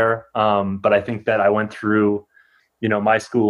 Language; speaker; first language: English; native; English